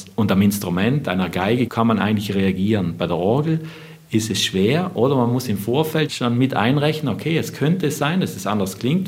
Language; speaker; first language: German; native; German